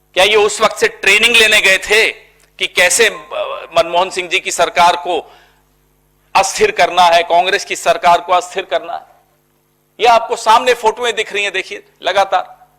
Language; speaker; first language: Hindi; native; Hindi